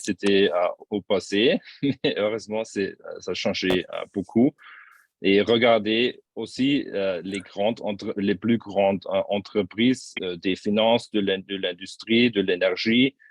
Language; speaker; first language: French; non-native, fluent; German